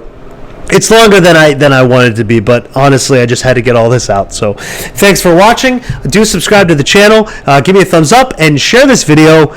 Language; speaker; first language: English; native; English